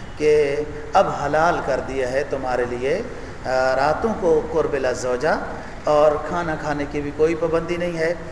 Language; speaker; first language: Urdu; native; Urdu